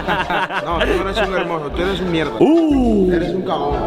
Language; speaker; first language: Spanish; native; Spanish